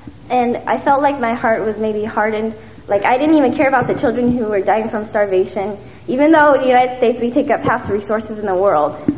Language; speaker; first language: English; early bilingual, other home language; Min Nan Chinese